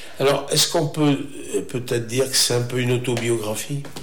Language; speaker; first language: French; native; French